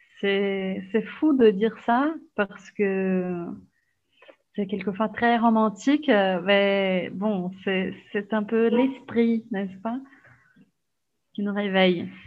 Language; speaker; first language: French; non-native, fluent; Portuguese